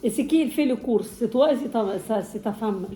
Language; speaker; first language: French; non-native, fluent; Arabic